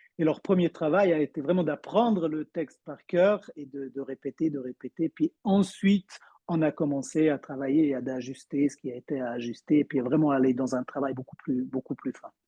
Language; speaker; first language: French; non-native, fluent; Romansh